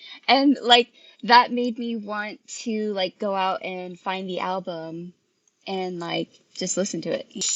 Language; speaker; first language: English; native; English